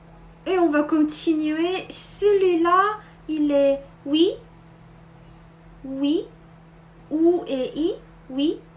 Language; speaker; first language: French; non-native, fluent; Korean